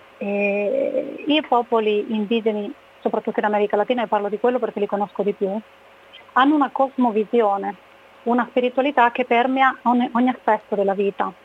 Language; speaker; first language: Italian; early bilingual, other home language; Spanish